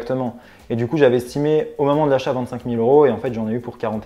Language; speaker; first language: French; native; French